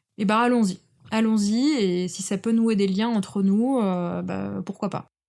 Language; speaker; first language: French; native; French